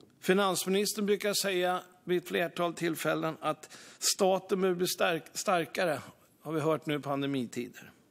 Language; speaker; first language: Swedish; native; Swedish